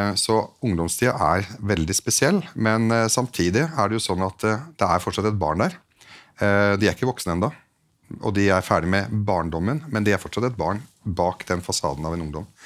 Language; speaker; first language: Norwegian; early bilingual, other home language; Arabic